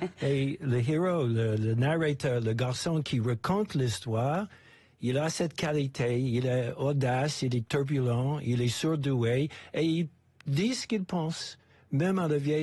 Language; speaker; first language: French; non-native, fluent; English